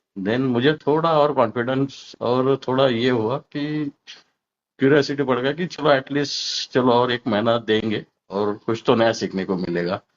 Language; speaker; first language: Hindi; non-native, local second language; Marathi